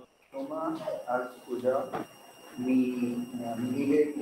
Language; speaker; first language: Persian; non-native, learner; Urdu